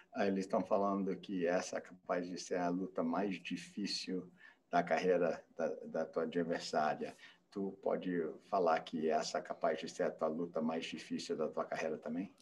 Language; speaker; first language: Portuguese; non-native, fluent; English